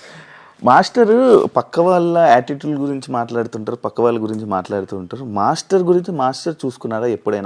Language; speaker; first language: Telugu; native; Telugu